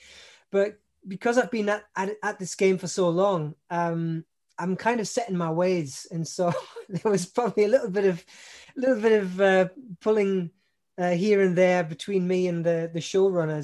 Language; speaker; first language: English; native; English